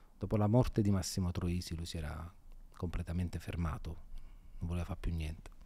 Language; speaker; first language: Italian; native; Italian